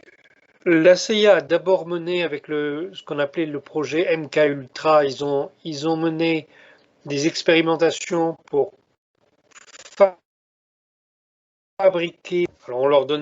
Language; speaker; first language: French; native; French